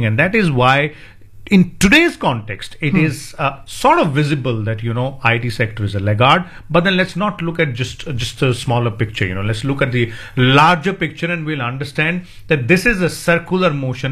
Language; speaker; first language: English; non-native, local second language; Hindi